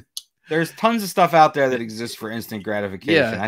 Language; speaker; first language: English; native; English